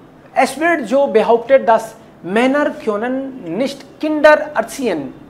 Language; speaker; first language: German; non-native, fluent; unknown